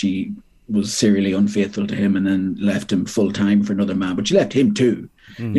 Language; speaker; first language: English; native; English